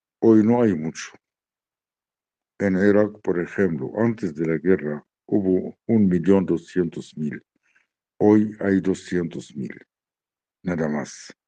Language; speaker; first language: Spanish; non-native, learner; Arabic